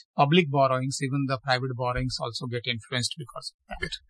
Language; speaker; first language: English; non-native, local second language; Hindi